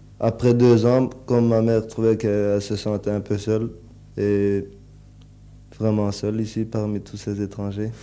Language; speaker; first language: French; early bilingual, other home language; Turkish